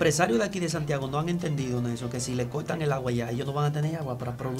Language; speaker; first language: Spanish; native; Spanish